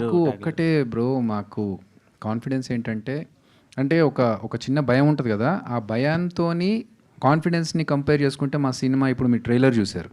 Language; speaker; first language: Telugu; native; Telugu